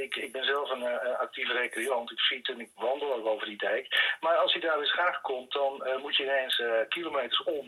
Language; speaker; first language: Dutch; native; Dutch